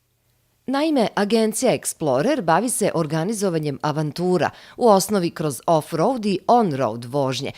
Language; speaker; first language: Serbian; native; Serbian